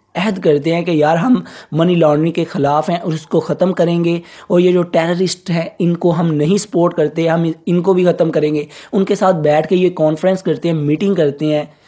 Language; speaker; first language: Urdu; native; Urdu